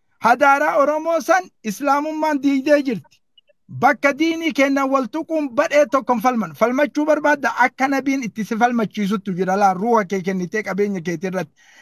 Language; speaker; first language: Oromo; native; Oromo